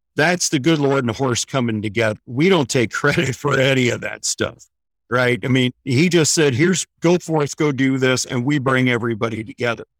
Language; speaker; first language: English; native; English